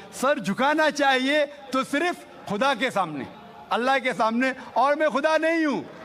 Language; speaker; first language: Urdu; non-native, local second language; Konkani